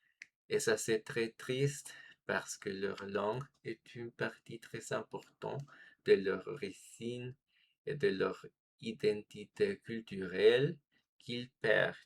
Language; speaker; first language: French; non-native, fluent; Spanish